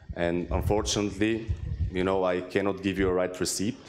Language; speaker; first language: English; non-native, fluent; Bulgarian